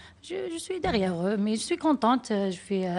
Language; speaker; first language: French; non-native, learner; Arabic